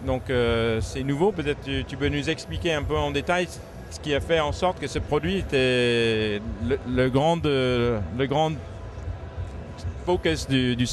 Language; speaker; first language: French; native; French